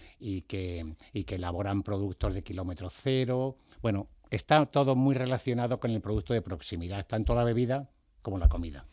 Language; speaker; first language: Spanish; native; Spanish